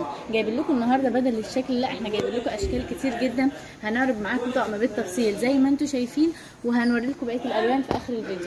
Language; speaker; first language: Arabic; native; Arabic